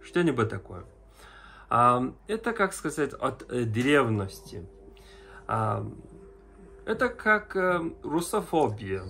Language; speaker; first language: Russian; non-native, learner; Mongolian